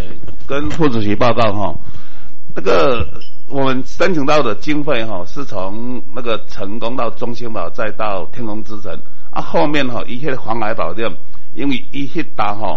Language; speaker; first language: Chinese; non-native, local second language; Min Nan Chinese